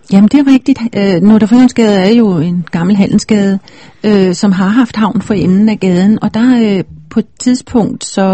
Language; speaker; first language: Danish; native; Danish